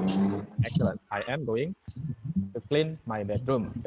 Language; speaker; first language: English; non-native, fluent; Indonesian